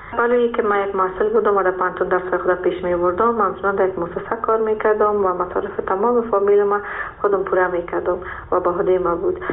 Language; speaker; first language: Persian; native; Persian